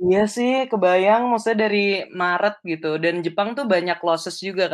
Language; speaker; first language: Indonesian; native; Indonesian